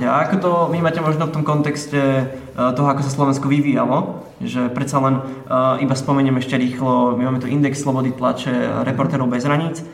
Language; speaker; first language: Slovak; native; Slovak